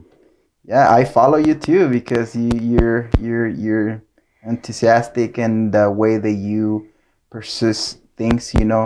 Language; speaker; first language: English; non-native, fluent; Spanish